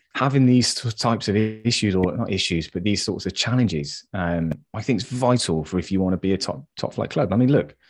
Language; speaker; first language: English; native; English